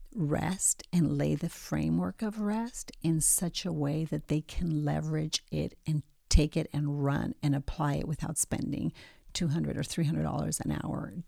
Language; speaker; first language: English; early bilingual, other home language; Spanish